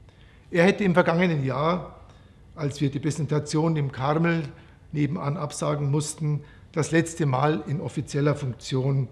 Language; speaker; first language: German; native; German